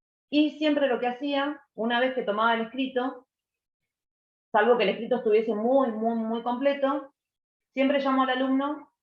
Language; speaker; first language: Spanish; native; Spanish